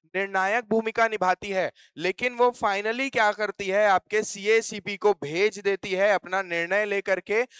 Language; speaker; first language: Hindi; native; Hindi